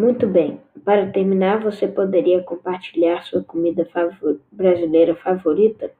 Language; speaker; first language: Portuguese; non-native, learner; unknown